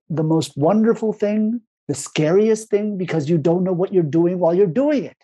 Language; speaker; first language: English; early bilingual, other home language; Spanish